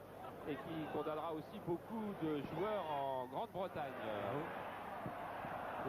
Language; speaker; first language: French; native; French